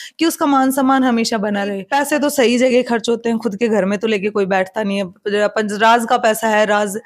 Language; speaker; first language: Hindi; native; Hindi